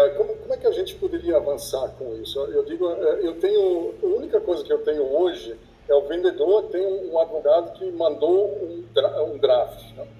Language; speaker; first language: Portuguese; non-native, fluent; German